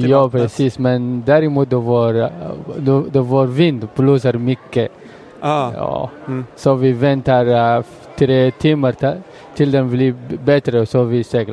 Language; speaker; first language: Swedish; non-native, learner; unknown